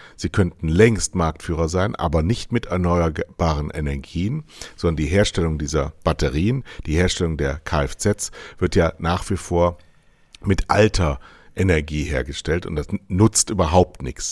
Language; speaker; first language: German; native; German